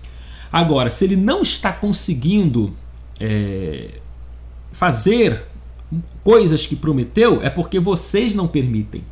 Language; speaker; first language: Portuguese; native; Portuguese